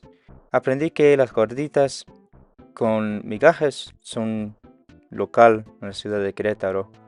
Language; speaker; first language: Spanish; non-native, learner; English